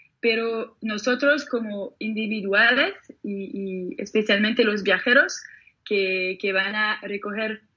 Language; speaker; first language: Spanish; non-native, fluent; French